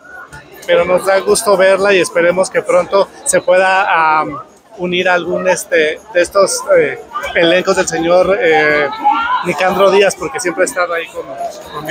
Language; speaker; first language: Spanish; native; Spanish